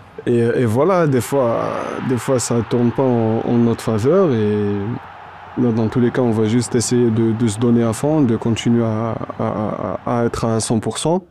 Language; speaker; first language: French; non-native, local second language; Arabic